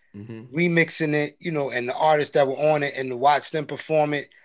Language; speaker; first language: English; native; English